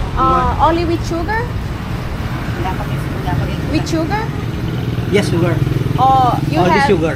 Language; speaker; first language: English; non-native, learner; Thai